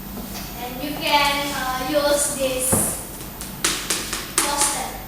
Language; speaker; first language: English; non-native, learner; Indonesian